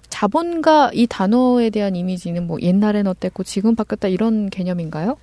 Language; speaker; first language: Korean; native; Korean